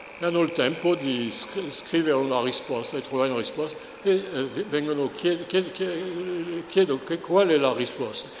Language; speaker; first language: Italian; non-native, fluent; French